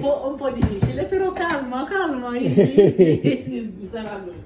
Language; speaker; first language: Italian; non-native, learner; Portuguese